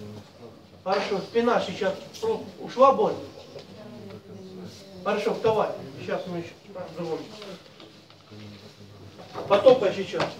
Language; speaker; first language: Russian; native; Russian